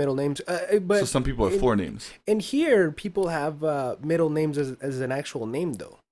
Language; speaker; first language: English; early bilingual, other home language; Spanish